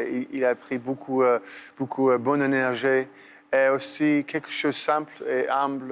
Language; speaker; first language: French; non-native, fluent; English